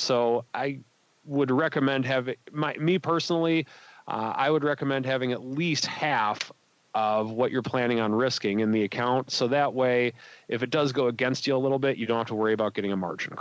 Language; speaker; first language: English; native; English